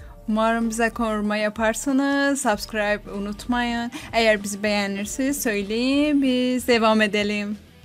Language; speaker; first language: Turkish; non-native, learner; Persian